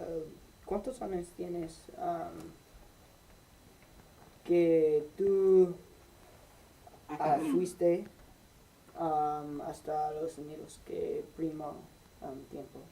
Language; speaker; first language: Spanish; non-native, learner; English